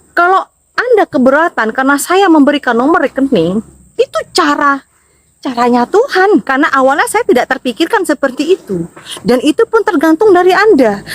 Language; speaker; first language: Indonesian; non-native, local second language; Madurese